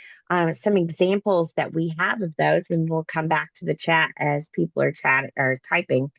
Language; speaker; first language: English; native; English